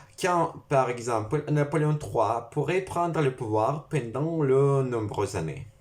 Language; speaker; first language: French; non-native, learner; Russian